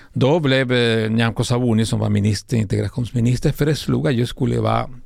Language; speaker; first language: Swedish; non-native, fluent; Spanish